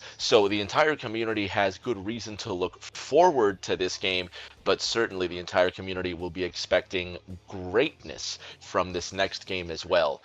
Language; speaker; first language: English; native; English